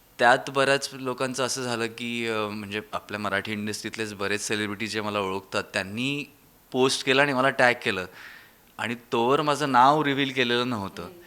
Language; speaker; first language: Marathi; native; Marathi